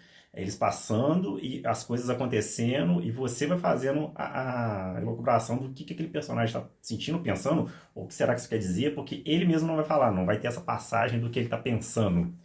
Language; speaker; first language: Portuguese; native; Portuguese